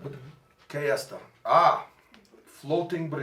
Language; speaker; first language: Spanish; non-native, learner; English